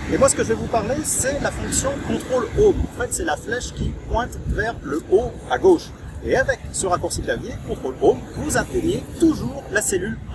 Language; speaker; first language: French; native; French